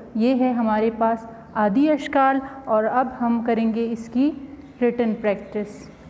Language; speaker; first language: Urdu; non-native, local second language; Punjabi